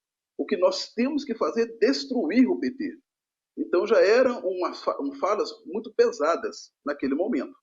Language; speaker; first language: Portuguese; native; Portuguese